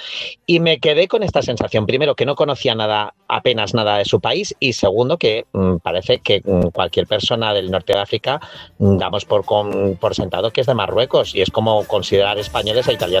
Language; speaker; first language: Spanish; native; Spanish